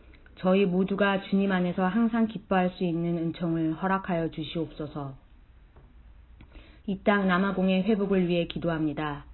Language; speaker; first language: Korean; native; Korean